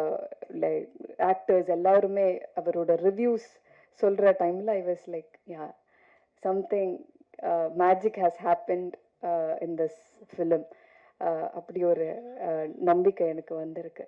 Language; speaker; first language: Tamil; non-native, fluent; Malayalam